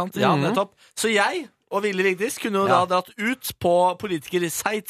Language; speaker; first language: Norwegian; native; Norwegian